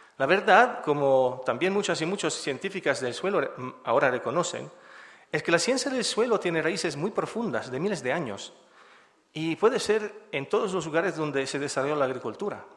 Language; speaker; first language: Spanish; non-native, fluent; Italian